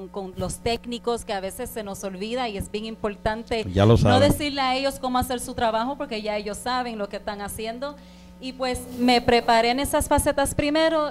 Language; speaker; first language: Spanish; native; Spanish